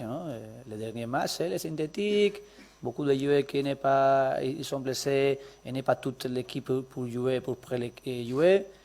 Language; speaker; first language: French; non-native, learner; Spanish